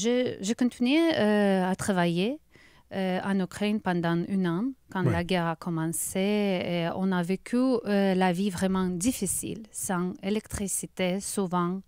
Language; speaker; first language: French; non-native, learner; Ukrainian